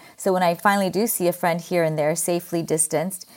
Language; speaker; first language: English; native; English